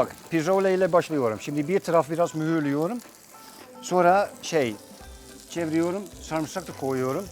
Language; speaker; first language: Turkish; non-native, fluent; Dutch